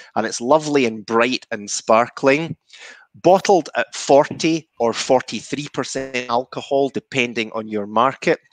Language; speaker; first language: English; native; English